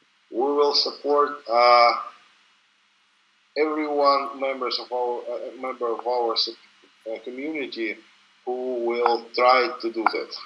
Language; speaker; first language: English; non-native, learner; Russian